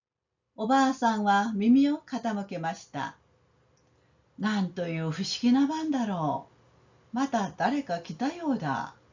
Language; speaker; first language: Japanese; non-native, fluent; Korean